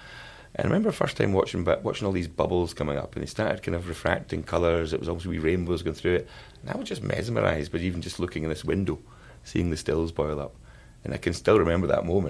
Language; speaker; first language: English; native; English